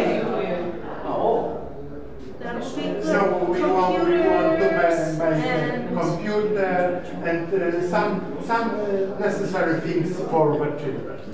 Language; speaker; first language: English; non-native, learner; Polish